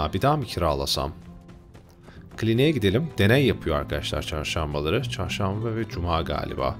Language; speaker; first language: Turkish; native; Turkish